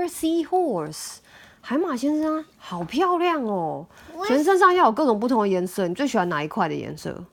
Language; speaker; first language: Chinese; native; Chinese